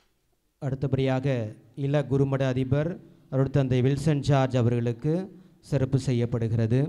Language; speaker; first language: Tamil; native; Tamil